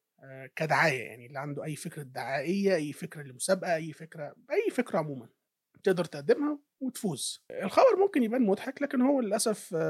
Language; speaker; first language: Arabic; native; Arabic